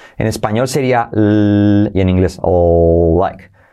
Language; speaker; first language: Spanish; native; Spanish